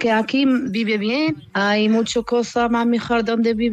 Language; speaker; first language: Spanish; non-native, learner; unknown